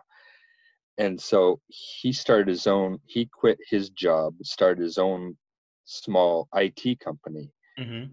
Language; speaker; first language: English; native; English